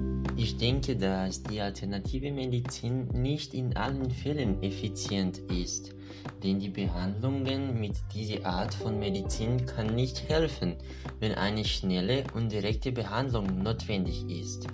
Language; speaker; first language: German; non-native, learner; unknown